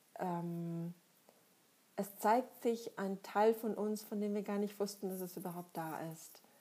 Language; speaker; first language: German; non-native, fluent; Russian